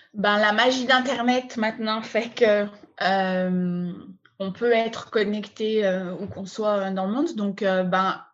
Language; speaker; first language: French; native; French